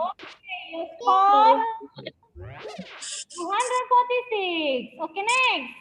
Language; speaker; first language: English; non-native, learner; Indonesian